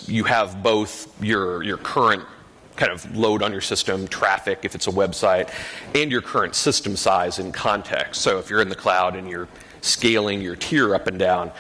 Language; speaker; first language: English; native; English